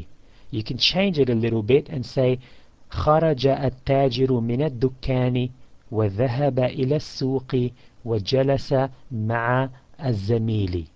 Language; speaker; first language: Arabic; non-native, fluent; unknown